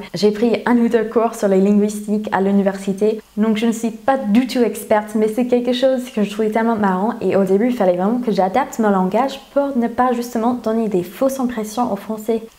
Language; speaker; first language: French; non-native, fluent; English